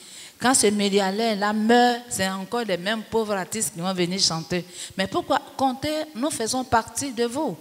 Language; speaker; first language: French; non-native, local second language; Baoulé